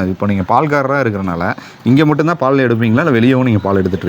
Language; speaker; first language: Tamil; native; Tamil